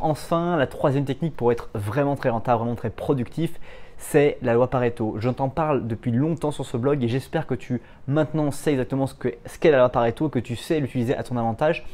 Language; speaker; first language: French; native; French